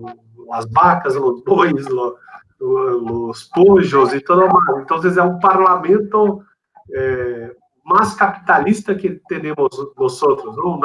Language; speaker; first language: Spanish; non-native, fluent; Portuguese